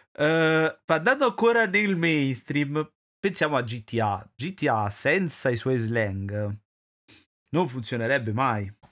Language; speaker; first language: Italian; native; Italian